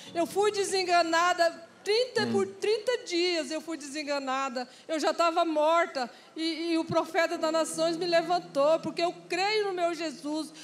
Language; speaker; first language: Portuguese; native; Portuguese